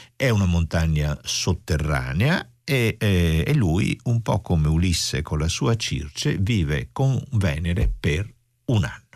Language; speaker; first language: Italian; native; Italian